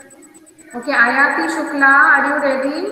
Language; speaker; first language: English; non-native, local second language; Hindi